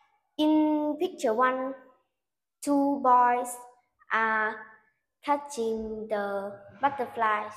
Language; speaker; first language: English; non-native, learner; Vietnamese